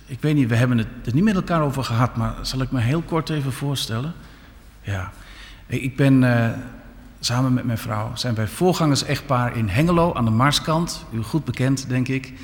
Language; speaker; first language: Dutch; native; Dutch